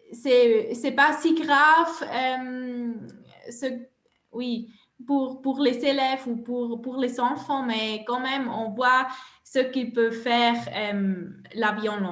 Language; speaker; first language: French; non-native, local second language; German